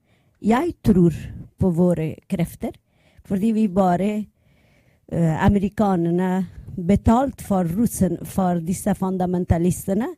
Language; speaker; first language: Norwegian; non-native, learner; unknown